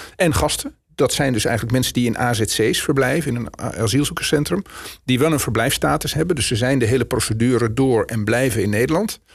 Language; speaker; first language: Dutch; native; Dutch